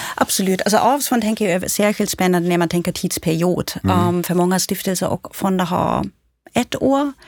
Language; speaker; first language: Swedish; non-native, fluent; German